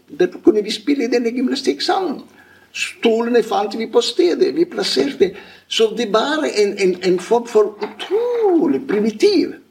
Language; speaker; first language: Norwegian; non-native, fluent; Italian